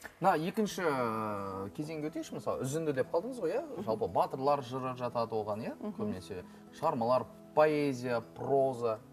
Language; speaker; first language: Kazakh; native; Kazakh